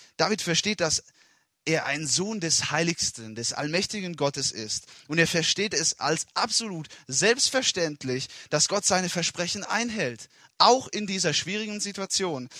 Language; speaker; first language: German; non-native, fluent; Italian